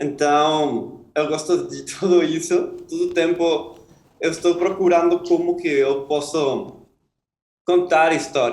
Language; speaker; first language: Portuguese; non-native, fluent; Spanish